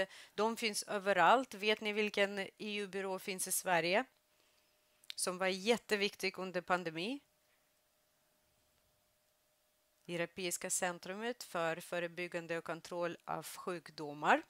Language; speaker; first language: Swedish; non-native, fluent; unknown